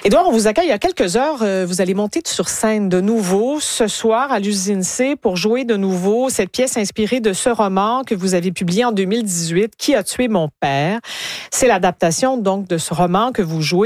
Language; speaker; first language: French; native; French